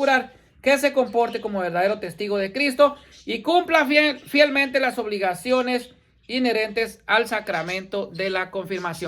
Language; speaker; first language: Spanish; native; Spanish